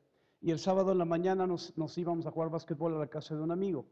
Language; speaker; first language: Spanish; native; Spanish